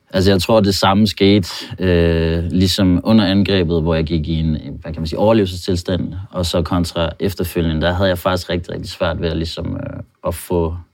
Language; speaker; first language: Danish; non-native, fluent; Norwegian